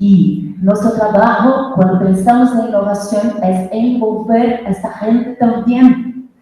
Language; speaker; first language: Spanish; non-native, fluent; Portuguese